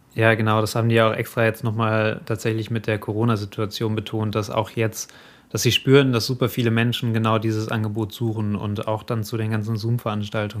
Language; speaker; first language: German; native; German